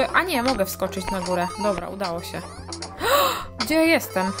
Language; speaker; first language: Polish; native; Polish